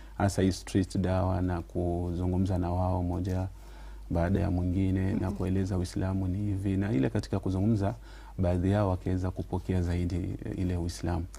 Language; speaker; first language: Swahili; non-native, local second language; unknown